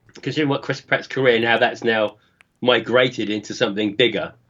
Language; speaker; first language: English; native; English